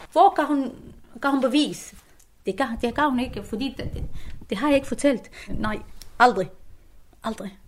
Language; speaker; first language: Danish; non-native, fluent; Arabic